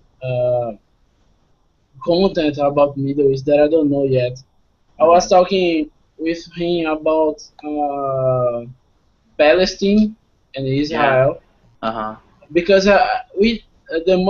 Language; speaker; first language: English; non-native, fluent; Portuguese